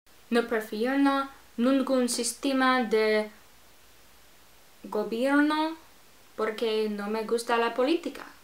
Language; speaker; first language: Spanish; non-native, learner; English